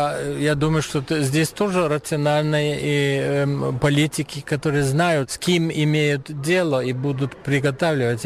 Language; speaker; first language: Russian; non-native, fluent; German